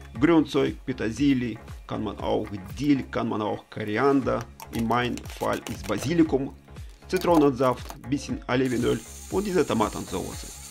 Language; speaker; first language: German; non-native, learner; Russian